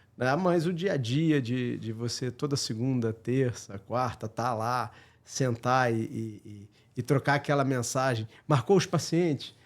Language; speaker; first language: Portuguese; native; Portuguese